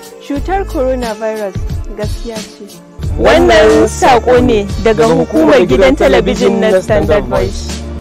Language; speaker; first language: Hausa; native; Hausa